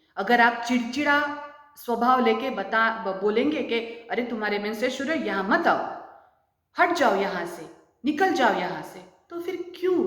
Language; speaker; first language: Hindi; non-native, local second language; Marathi